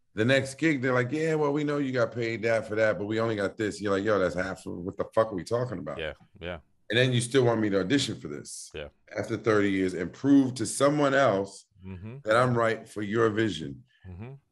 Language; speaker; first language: English; native; English